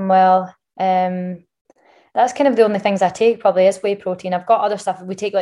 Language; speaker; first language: English; native; English